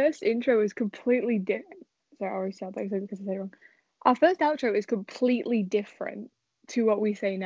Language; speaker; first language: English; native; English